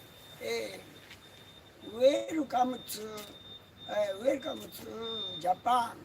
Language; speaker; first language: English; non-native, learner; Japanese